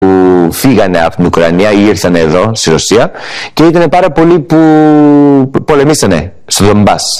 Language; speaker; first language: Greek; early bilingual, heritage; Greek